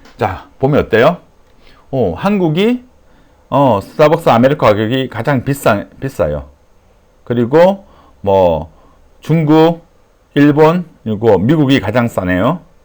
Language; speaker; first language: Korean; native; Korean